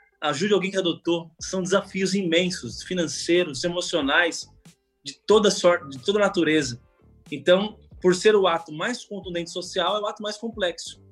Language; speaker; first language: Portuguese; native; Portuguese